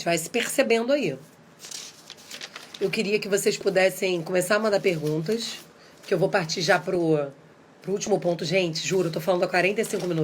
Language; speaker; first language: Portuguese; native; Portuguese